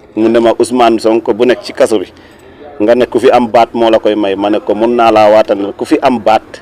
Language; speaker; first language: Wolof; non-native, local second language; Serer